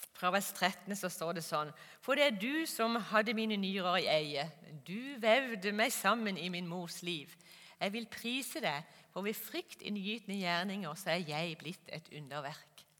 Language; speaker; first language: Norwegian; native; Norwegian